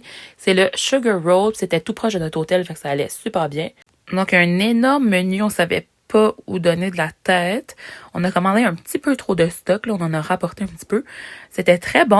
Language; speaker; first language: French; native; French